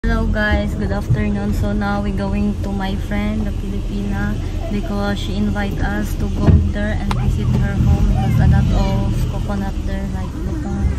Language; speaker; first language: English; non-native, learner; Russian